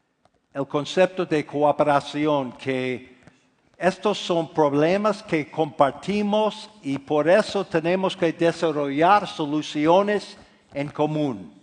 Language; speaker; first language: Spanish; non-native, fluent; English